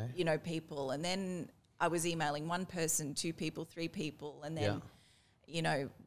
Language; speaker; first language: English; native; English